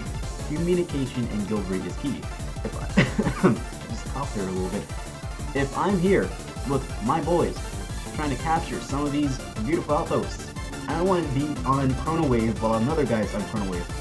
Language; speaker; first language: English; native; English